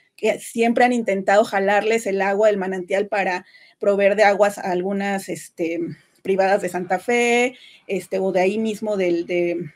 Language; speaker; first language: Spanish; native; Spanish